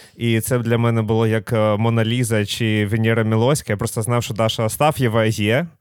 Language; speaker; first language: Ukrainian; non-native, local second language; Russian